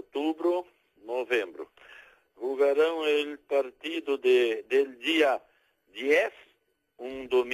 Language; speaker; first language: Spanish; non-native, fluent; Portuguese